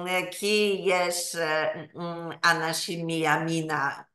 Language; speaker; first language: Hebrew; non-native, learner; Polish